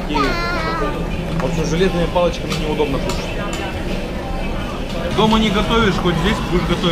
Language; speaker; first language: Russian; native; Russian